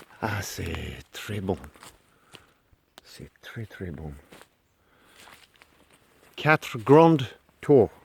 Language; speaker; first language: French; non-native, learner; English